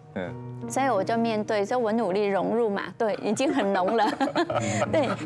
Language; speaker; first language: Chinese; non-native, fluent; Vietnamese